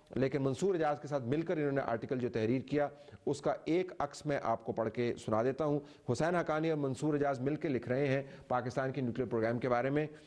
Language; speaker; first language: Urdu; native; Urdu